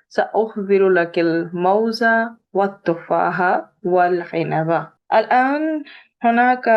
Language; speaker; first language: Arabic; non-native, fluent; Urdu